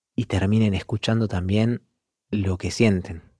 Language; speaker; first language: Spanish; native; Spanish